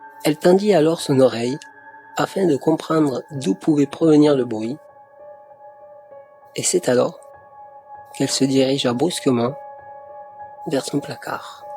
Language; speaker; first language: French; native; French